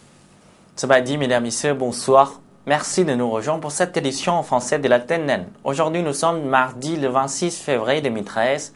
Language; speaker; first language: French; non-native, fluent; Lao